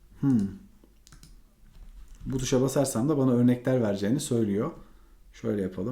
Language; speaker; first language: Turkish; native; Turkish